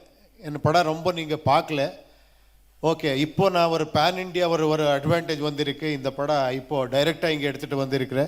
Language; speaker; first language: Tamil; non-native, learner; Kannada